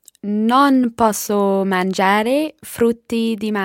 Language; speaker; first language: Italian; non-native, learner; English